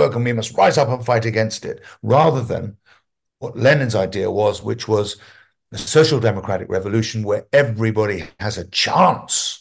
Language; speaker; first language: English; native; English